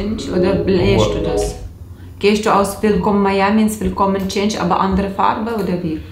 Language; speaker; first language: German; non-native, learner; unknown